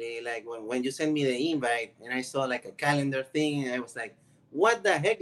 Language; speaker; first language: English; non-native, fluent; Spanish